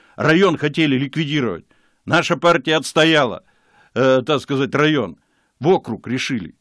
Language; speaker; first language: Russian; native; Russian